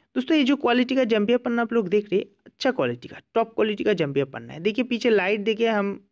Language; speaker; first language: Hindi; non-native, local second language; Bangla